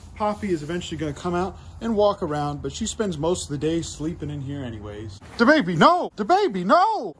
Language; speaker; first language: English; native; English